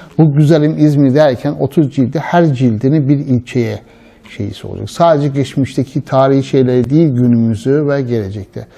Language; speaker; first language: Turkish; non-native, fluent; Persian